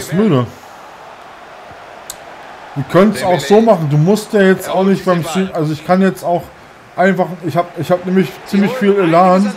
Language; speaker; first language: German; native; German